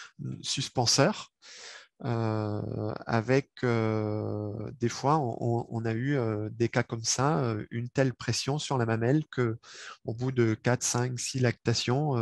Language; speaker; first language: French; native; French